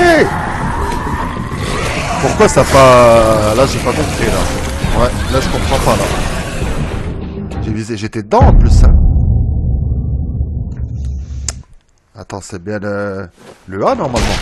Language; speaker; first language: French; native; French